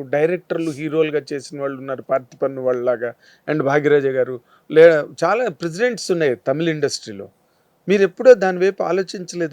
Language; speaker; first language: Telugu; native; Telugu